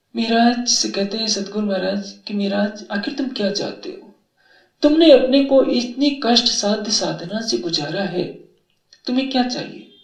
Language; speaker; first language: Hindi; native; Hindi